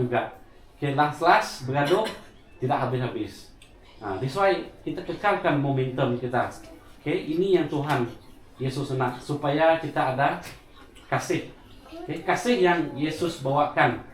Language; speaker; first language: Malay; non-native, local second language; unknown